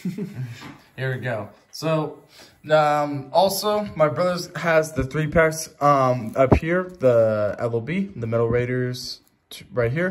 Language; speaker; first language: English; native; English